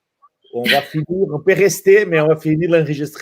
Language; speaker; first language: French; non-native, fluent; Portuguese